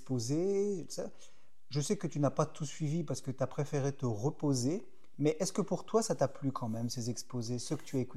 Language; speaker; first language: French; native; French